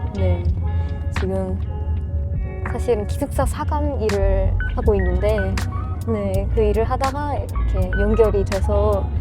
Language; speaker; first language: Korean; native; Korean